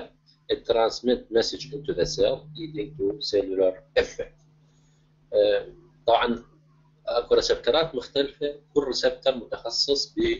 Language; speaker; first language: Arabic; native; Arabic